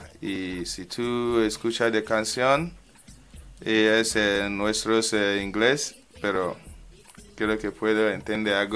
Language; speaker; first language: Spanish; non-native, learner; English